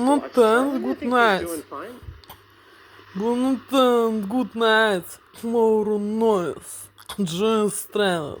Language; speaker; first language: English; non-native, learner; Russian